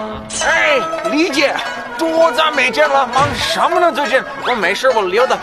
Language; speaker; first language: Chinese; native; Chinese